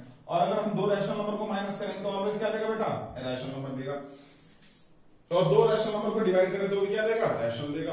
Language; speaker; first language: Hindi; native; Hindi